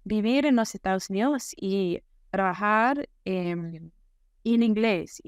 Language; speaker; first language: Spanish; non-native, fluent; English